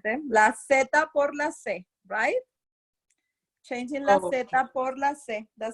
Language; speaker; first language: Spanish; non-native, fluent; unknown